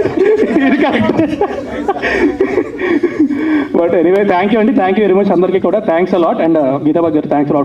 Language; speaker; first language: Telugu; native; Telugu